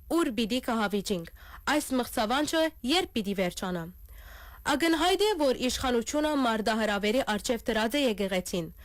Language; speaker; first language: Armenian; early bilingual, heritage; Armenian